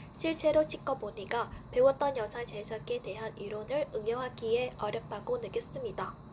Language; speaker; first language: Korean; non-native, fluent; Vietnamese